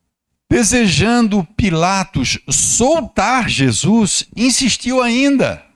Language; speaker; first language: Portuguese; native; Portuguese